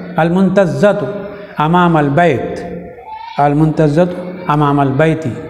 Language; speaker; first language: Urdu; native; Urdu